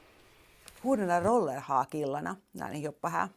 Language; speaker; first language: Swedish; non-native, local second language; Finnish